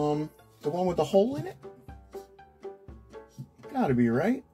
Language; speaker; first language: English; native; English